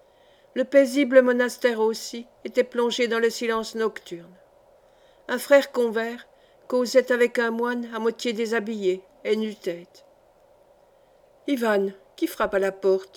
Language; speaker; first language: French; native; French